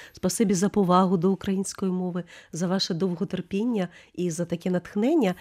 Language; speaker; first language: Ukrainian; native; Ukrainian